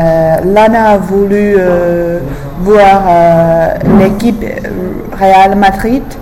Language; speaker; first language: French; non-native, learner; English